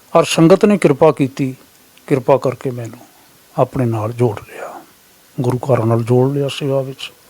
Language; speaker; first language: Punjabi; native; Punjabi